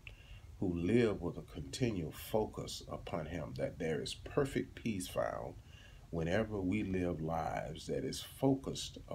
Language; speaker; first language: English; native; English